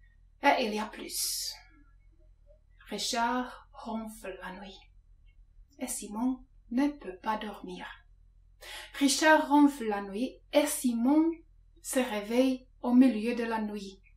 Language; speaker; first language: French; non-native, fluent; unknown